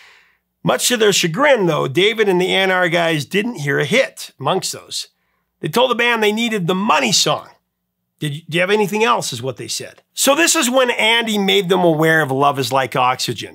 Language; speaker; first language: English; native; English